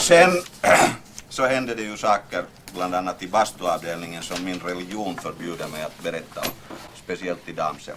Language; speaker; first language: Swedish; native; Swedish